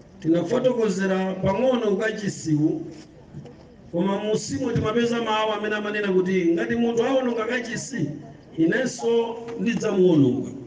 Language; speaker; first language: Nyanja; native; Nyanja